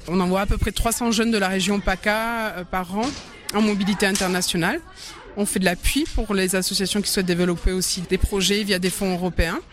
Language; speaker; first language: French; native; French